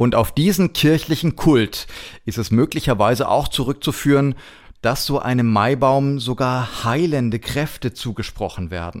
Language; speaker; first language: German; native; German